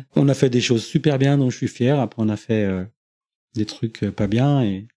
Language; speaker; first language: French; native; French